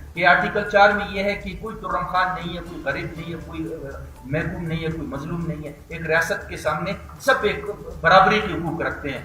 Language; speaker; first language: Urdu; non-native, local second language; Baluchi